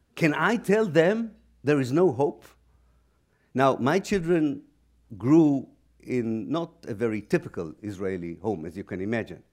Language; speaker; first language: English; non-native, fluent; Hebrew